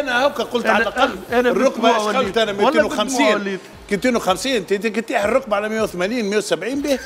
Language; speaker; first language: Arabic; native; Arabic